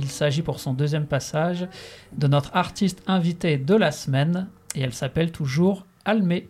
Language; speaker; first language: French; native; French